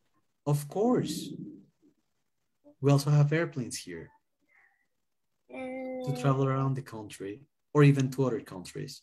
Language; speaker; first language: English; non-native, fluent; Spanish